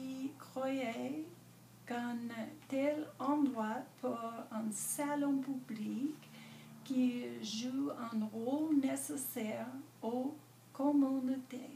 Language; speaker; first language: French; non-native, learner; English